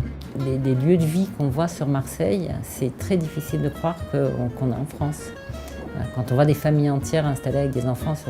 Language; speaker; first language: French; native; French